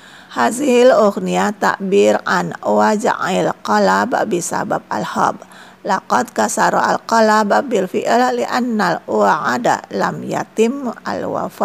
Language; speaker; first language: Arabic; non-native, fluent; Indonesian